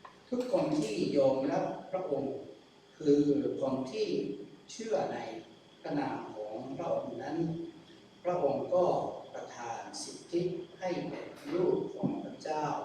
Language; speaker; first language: Thai; non-native, local second language; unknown